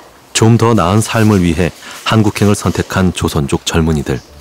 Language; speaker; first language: Korean; native; Korean